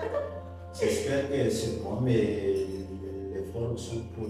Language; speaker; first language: French; non-native, local second language; Malagasy